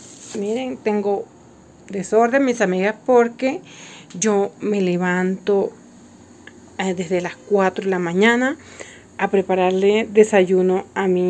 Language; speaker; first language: Spanish; native; Spanish